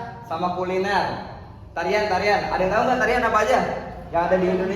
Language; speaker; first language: Indonesian; native; Indonesian